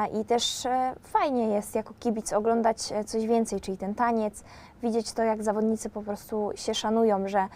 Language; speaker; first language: Polish; native; Polish